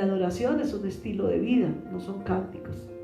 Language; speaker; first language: Spanish; native; Spanish